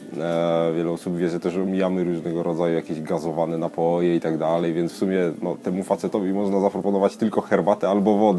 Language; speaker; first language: Polish; native; Polish